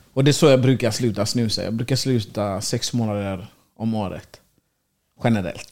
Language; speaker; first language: Swedish; early bilingual, other home language; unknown